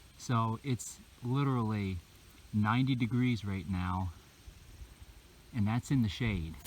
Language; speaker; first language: English; native; English